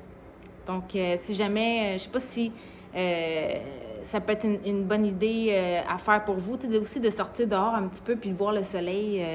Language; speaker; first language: French; native; French